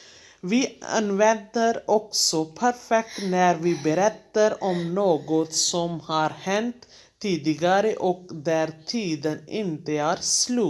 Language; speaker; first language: Swedish; non-native, fluent; Hindi